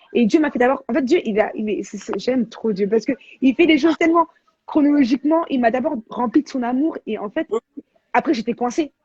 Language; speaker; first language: French; native; French